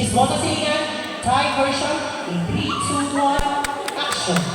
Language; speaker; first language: English; non-native, local second language; Cebuano